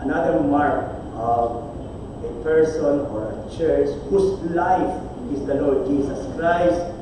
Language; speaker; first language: English; non-native, local second language; Filipino